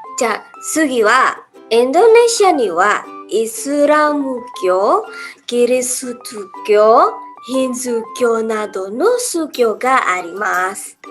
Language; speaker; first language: Japanese; non-native, learner; Indonesian